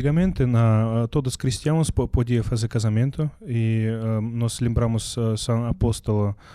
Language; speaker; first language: Portuguese; non-native, learner; Russian